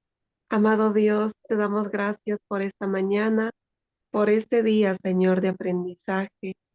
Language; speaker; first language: Spanish; native; Spanish